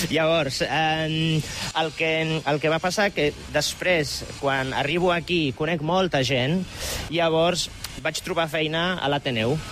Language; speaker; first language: Catalan; non-native, fluent; Polish